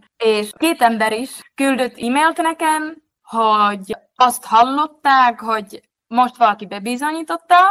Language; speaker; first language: Hungarian; non-native, fluent; Czech